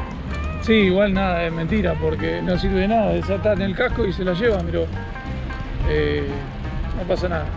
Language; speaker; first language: Spanish; native; Spanish